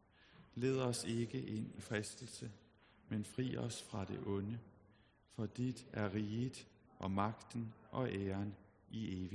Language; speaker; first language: Danish; native; Danish